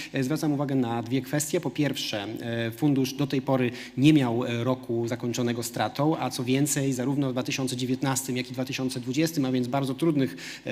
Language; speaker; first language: Polish; native; Polish